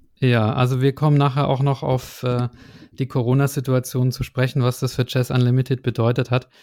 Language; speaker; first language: German; native; German